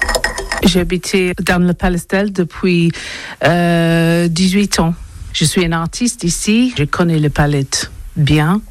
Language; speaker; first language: French; non-native, learner; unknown